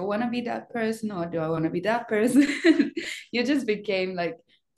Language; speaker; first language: English; non-native, fluent; German